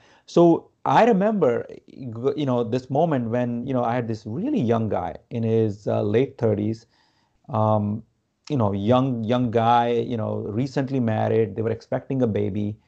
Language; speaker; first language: English; non-native, local second language; Gujarati